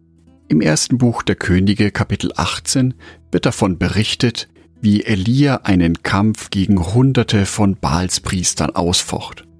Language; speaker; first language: German; native; German